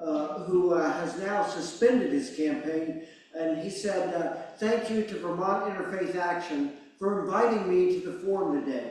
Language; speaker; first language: English; native; English